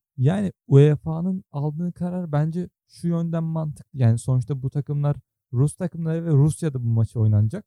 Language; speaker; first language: Turkish; native; Turkish